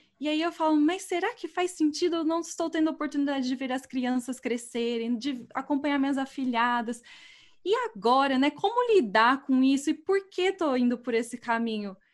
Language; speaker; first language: Portuguese; native; Portuguese